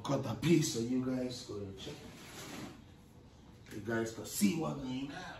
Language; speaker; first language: English; native; English